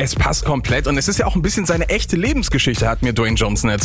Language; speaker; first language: German; native; German